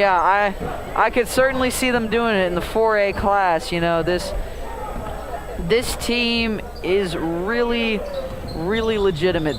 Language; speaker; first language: English; native; English